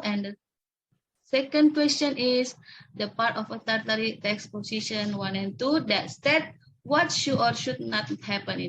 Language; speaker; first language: English; non-native, learner; Indonesian